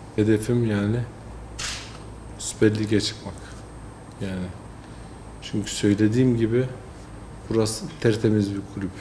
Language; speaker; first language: Turkish; early bilingual, heritage; French